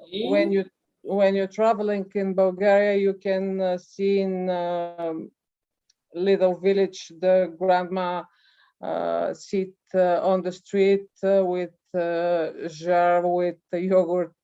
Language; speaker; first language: English; non-native, learner; Bulgarian